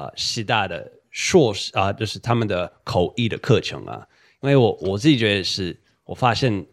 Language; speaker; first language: Chinese; non-native, fluent; English